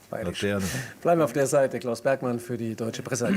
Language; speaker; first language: German; native; German